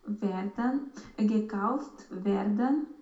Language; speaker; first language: German; non-native, learner; Romanian